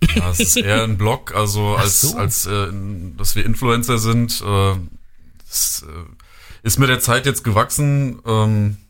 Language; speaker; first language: German; native; German